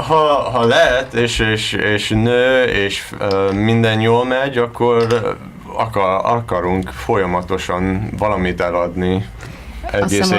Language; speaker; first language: Hungarian; non-native, learner; English